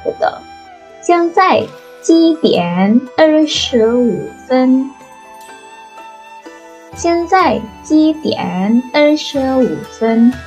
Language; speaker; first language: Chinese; non-native, fluent; Indonesian